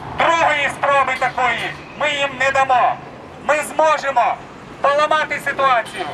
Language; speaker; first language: Ukrainian; native; Ukrainian